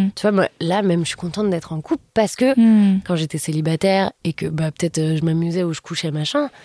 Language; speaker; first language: French; native; French